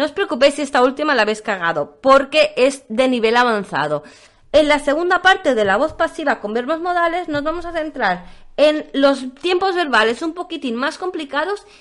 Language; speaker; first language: Spanish; native; Spanish